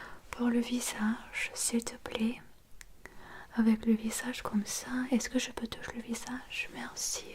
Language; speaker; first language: French; non-native, learner; English